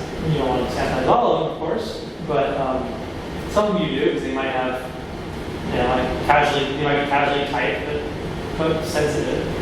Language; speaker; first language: English; native; English